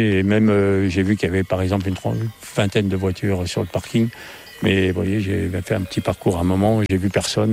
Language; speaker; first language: French; native; French